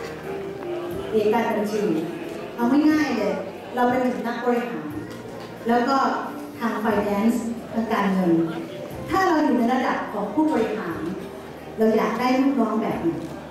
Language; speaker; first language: Thai; native; Thai